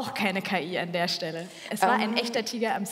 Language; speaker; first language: German; native; German